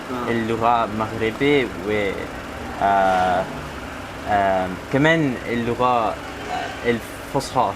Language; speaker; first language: Arabic; non-native, learner; English